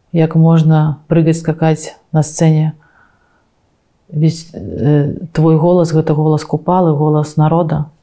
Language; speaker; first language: Belarusian; non-native, local second language; Russian